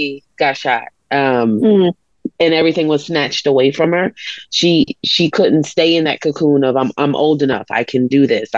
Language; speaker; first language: English; native; English